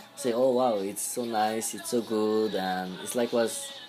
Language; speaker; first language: English; non-native, fluent; French